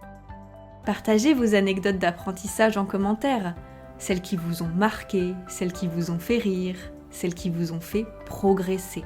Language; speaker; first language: French; native; French